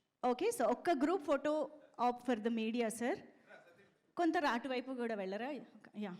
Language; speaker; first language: Telugu; native; Telugu